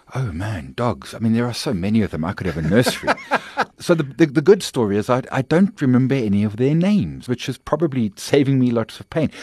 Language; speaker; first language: English; native; English